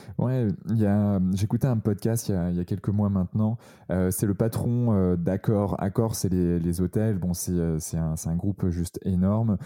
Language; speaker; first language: French; native; French